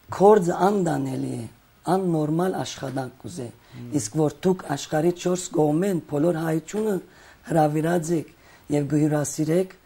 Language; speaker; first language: Armenian; early bilingual, heritage; Armenian